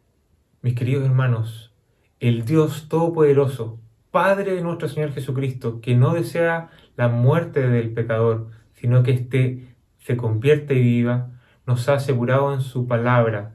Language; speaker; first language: Spanish; native; Spanish